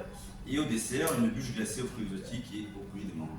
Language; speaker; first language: French; native; French